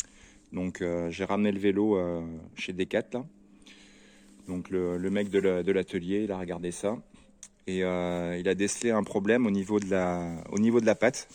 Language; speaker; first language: French; native; French